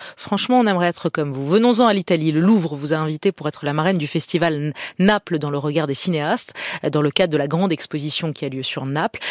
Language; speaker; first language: French; native; French